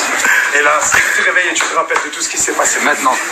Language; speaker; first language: French; native; French